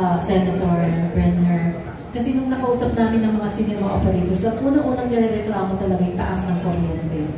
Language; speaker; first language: Filipino; native; Filipino